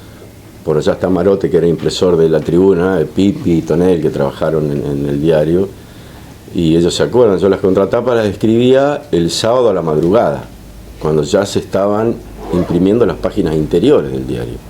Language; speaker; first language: Spanish; native; Spanish